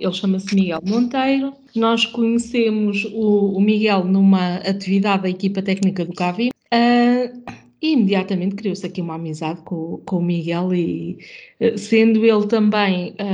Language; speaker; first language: Portuguese; native; Portuguese